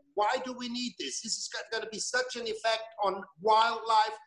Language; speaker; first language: English; non-native, fluent; German